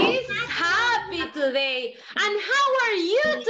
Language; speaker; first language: English; non-native, learner; Spanish